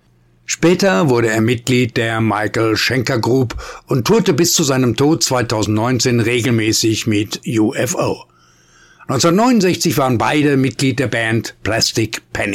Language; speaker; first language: German; native; German